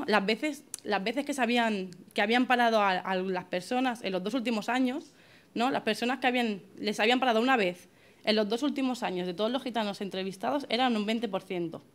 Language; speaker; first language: Spanish; native; Spanish